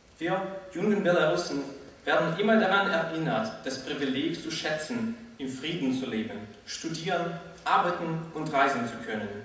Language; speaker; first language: German; non-native, fluent; Russian